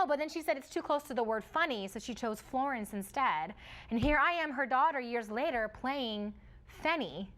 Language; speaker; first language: English; early bilingual, other home language; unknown